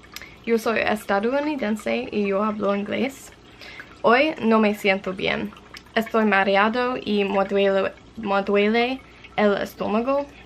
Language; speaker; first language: Spanish; non-native, learner; English